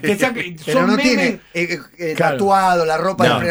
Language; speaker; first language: Spanish; native; Spanish